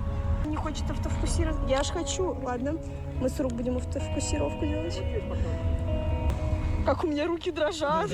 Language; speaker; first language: Russian; native; Russian